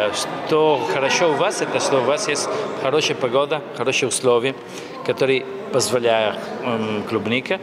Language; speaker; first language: Russian; non-native, fluent; Italian